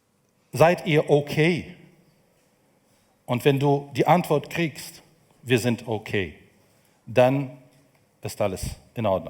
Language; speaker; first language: German; non-native, fluent; Ukrainian